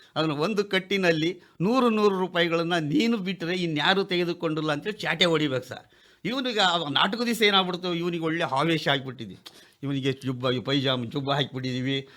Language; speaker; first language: Kannada; native; Kannada